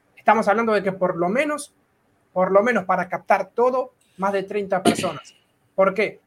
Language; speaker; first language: Spanish; native; Spanish